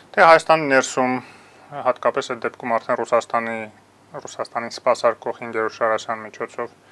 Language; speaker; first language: Armenian; native; Armenian